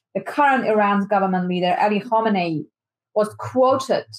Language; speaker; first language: English; non-native, fluent; Persian